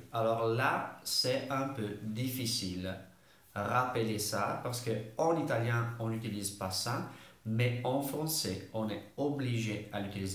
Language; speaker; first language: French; non-native, fluent; Italian